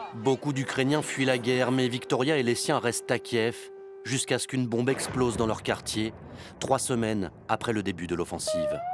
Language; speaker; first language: French; native; French